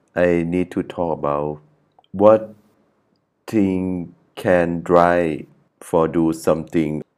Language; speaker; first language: English; non-native, learner; Thai